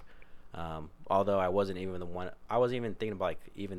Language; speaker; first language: English; native; English